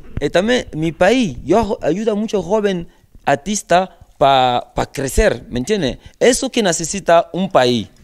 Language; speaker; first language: Spanish; non-native, learner; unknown